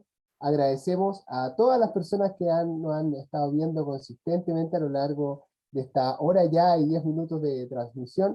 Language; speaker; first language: Spanish; native; Spanish